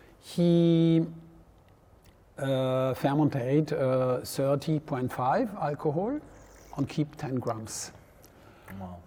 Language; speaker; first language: English; non-native, learner; French